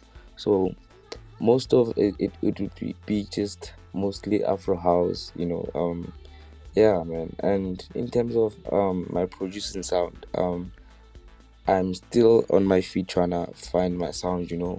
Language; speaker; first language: English; non-native, local second language; Southern Sotho